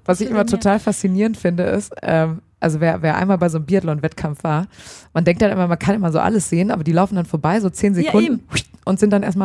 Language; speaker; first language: German; native; German